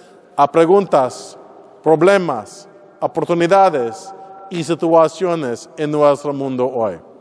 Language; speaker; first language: Spanish; non-native, fluent; English